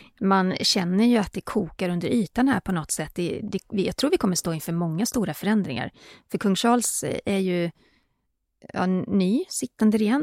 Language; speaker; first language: Swedish; native; Swedish